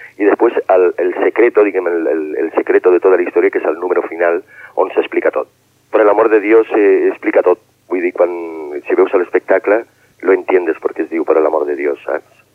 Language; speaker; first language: Catalan; non-native, local second language; Spanish